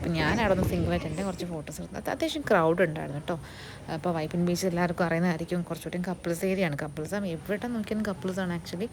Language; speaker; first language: Malayalam; native; Malayalam